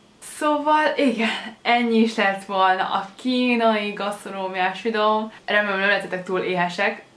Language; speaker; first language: Hungarian; early bilingual, other home language; Chinese